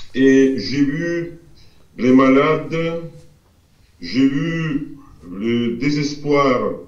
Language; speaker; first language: French; non-native, fluent; Russian